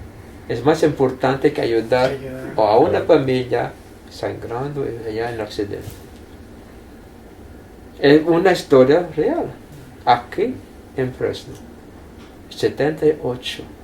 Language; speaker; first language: Spanish; non-native, fluent; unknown